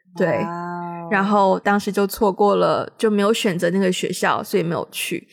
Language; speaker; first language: Chinese; native; Chinese